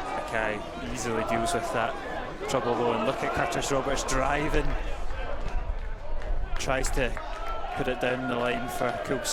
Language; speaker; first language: English; native; English